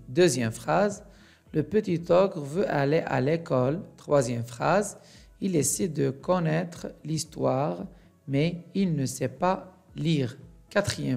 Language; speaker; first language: French; non-native, local second language; Arabic